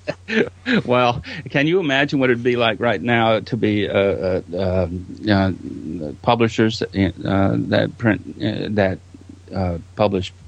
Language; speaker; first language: English; native; English